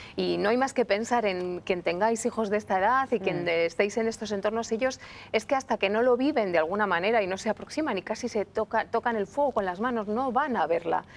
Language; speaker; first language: Spanish; native; Spanish